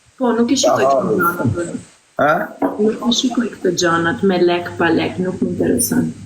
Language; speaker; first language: Albanian; early bilingual, heritage; Italian